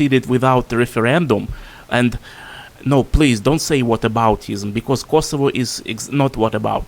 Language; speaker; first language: English; non-native, fluent; Russian